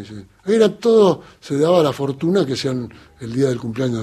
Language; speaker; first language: Spanish; native; Spanish